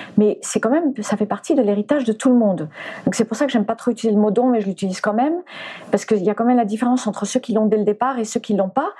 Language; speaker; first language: French; early bilingual, other home language; English